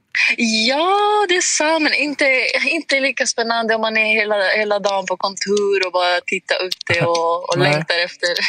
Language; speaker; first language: Swedish; non-native, fluent; Greek